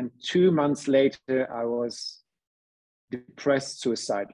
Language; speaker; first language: English; non-native, fluent; Dutch